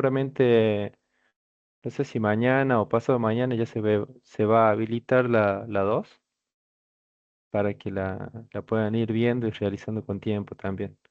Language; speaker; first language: Spanish; native; Spanish